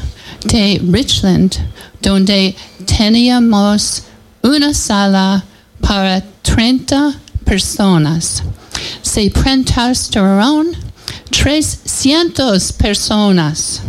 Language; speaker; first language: Spanish; non-native, learner; English